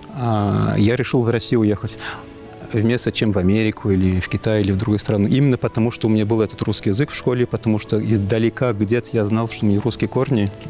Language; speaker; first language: Russian; non-native, fluent; English